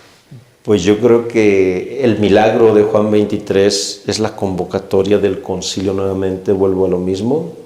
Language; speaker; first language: Spanish; native; Spanish